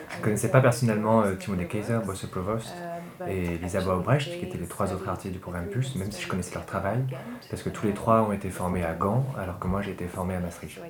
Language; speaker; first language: French; native; French